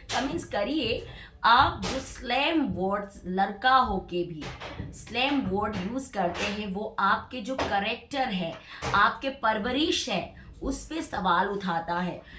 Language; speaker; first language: Hindi; non-native, local second language; Manipuri